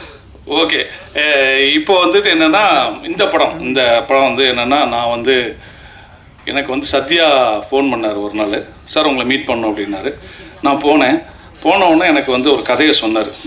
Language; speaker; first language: Tamil; native; Tamil